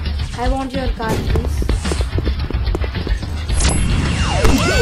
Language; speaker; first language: English; non-native, local second language; Telugu